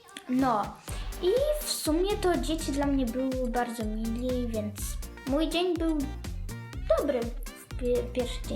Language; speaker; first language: Polish; early bilingual, other home language; Ukrainian